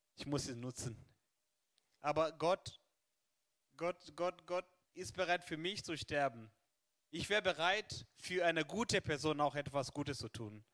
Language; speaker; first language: German; non-native, fluent; Swahili